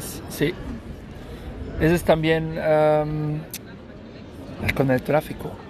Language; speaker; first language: Spanish; non-native, learner; German